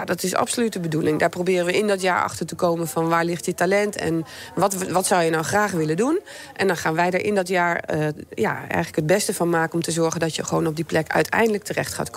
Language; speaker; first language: Dutch; native; Dutch